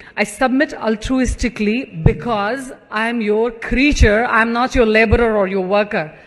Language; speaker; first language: English; non-native, local second language; Punjabi